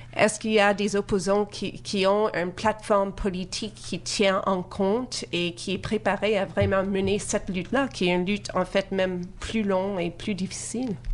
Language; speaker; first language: French; native; French